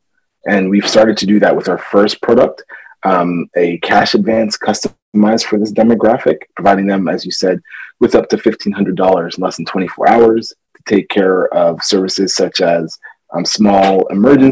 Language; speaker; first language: English; native; English